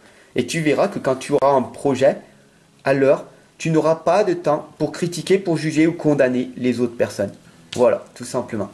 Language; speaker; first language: French; native; French